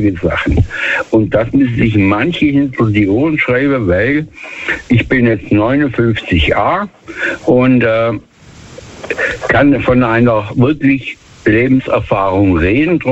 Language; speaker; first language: German; native; German